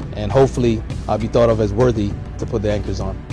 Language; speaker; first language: English; native; English